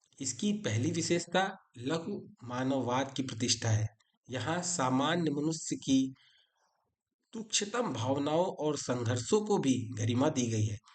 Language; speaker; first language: Hindi; native; Hindi